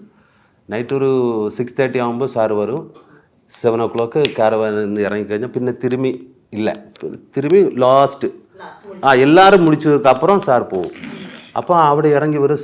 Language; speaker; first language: Tamil; non-native, learner; Malayalam